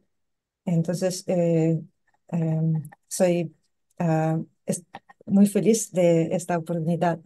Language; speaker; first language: Spanish; non-native, learner; English